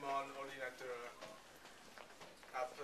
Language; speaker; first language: French; non-native, learner; English